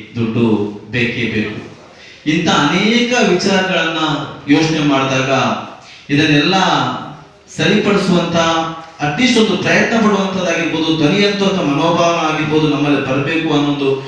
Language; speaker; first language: Kannada; native; Kannada